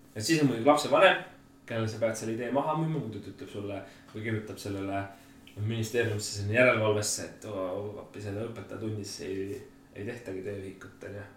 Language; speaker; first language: Estonian; native; Estonian